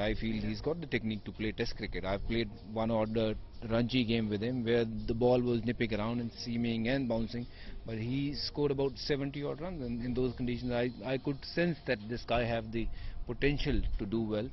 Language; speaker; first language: English; non-native, local second language; Punjabi